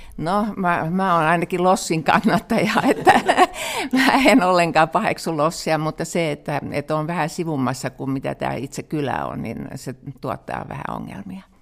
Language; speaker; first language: Finnish; native; Finnish